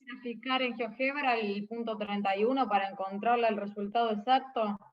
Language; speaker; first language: Spanish; native; Spanish